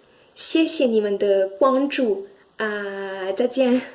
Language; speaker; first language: Chinese; non-native, learner; French